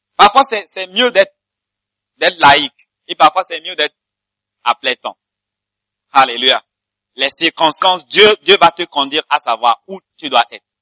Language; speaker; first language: French; non-native, fluent; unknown